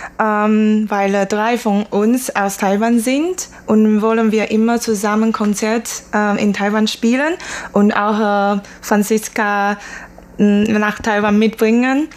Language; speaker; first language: German; non-native, learner; Chinese